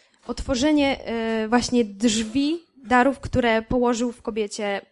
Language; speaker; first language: Polish; native; Polish